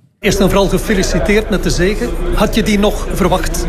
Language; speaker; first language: Dutch; native; Dutch